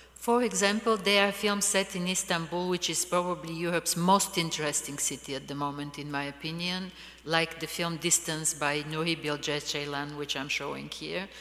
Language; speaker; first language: English; non-native, fluent; Bulgarian